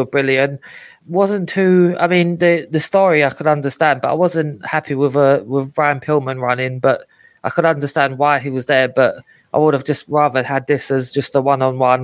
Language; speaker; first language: English; native; English